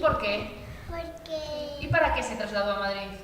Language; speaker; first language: Spanish; native; Spanish